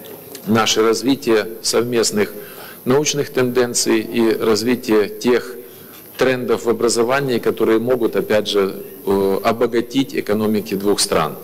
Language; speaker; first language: Russian; native; Russian